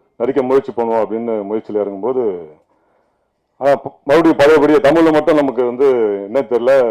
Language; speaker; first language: Tamil; native; Tamil